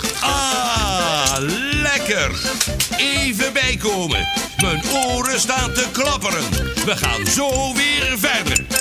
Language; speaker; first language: Dutch; native; Dutch